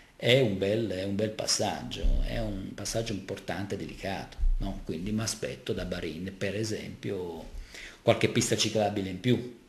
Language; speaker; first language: Italian; native; Italian